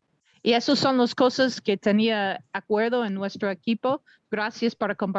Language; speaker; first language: Spanish; non-native, learner; English